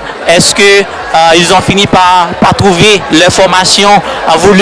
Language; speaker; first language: French; native; French